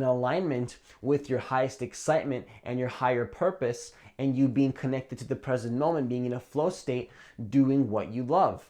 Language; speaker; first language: English; native; English